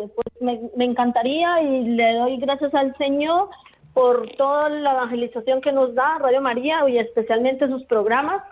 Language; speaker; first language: Spanish; native; Spanish